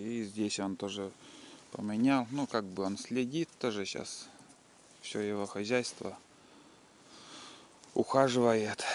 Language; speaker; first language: Russian; native; Russian